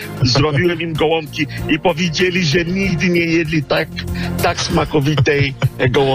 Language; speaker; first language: Polish; non-native, fluent; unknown